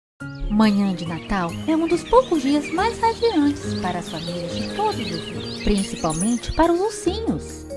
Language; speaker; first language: Portuguese; native; Portuguese